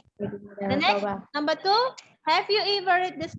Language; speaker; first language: English; non-native, learner; Indonesian